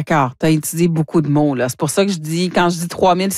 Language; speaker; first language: French; native; French